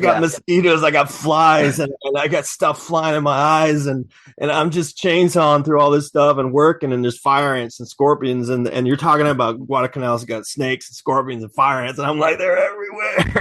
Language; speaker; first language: English; native; English